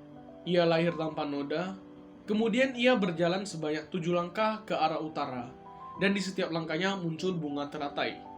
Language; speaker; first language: Indonesian; native; Indonesian